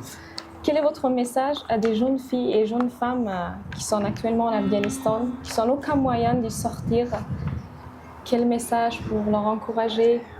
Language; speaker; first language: French; non-native, fluent; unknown